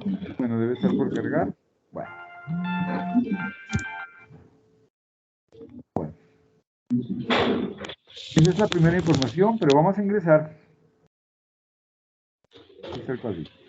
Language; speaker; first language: Spanish; native; Spanish